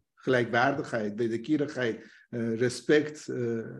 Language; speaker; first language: Dutch; non-native, fluent; Persian